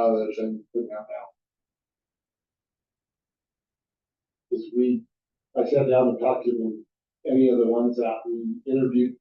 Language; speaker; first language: English; native; English